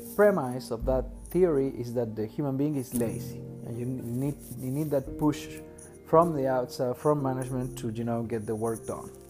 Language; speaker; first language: English; non-native, fluent; Spanish